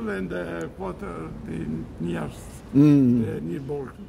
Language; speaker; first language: English; non-native, learner; Italian